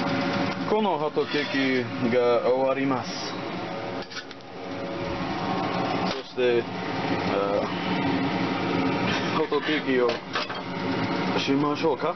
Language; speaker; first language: Japanese; non-native, learner; English